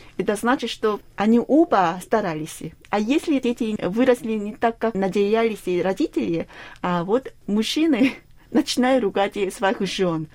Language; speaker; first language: Russian; non-native, fluent; Korean